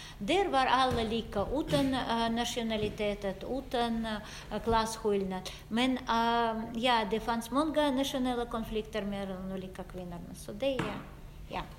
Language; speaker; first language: Swedish; non-native, fluent; Russian